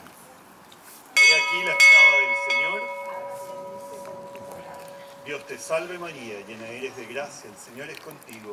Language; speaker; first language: Spanish; native; Spanish